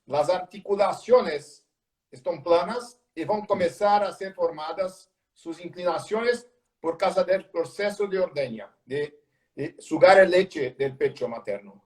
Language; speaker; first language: Spanish; non-native, learner; Portuguese